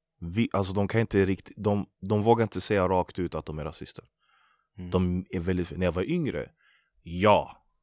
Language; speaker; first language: Swedish; early bilingual, other home language; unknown